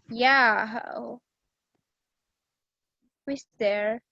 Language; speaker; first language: English; non-native, fluent; Indonesian